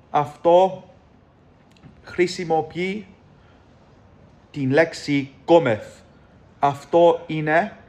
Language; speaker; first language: Greek; non-native, learner; English